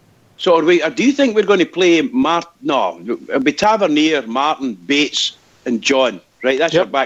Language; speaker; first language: English; native; English